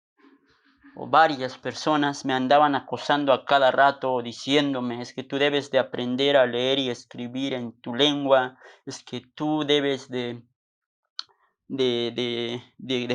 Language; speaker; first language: Spanish; non-native, local second language; Tzotzil